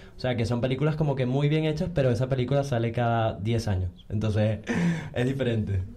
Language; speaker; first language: Spanish; native; Spanish